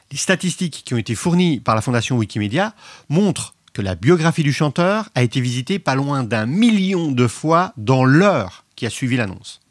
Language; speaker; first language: French; native; French